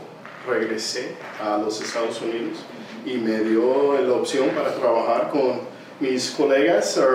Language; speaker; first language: Spanish; early bilingual, heritage; English